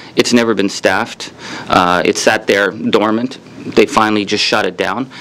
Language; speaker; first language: English; native; English